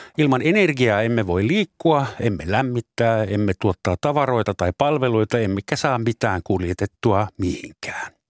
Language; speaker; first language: Finnish; native; Finnish